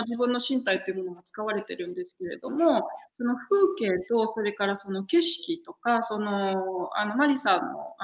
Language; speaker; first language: Japanese; native; Japanese